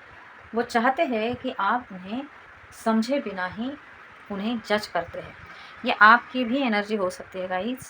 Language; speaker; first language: Hindi; native; Hindi